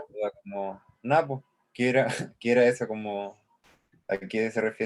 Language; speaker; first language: Spanish; native; Spanish